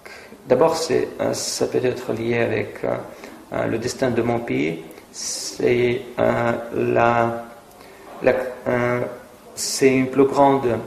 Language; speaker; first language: French; non-native, fluent; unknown